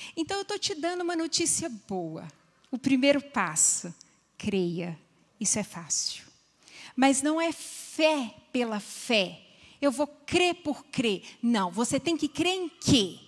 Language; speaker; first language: Portuguese; native; Portuguese